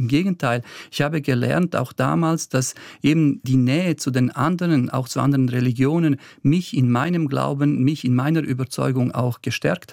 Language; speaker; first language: German; early bilingual, other home language; Bosnian